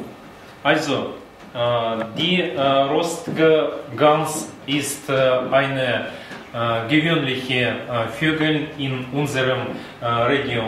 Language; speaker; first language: German; non-native, learner; Russian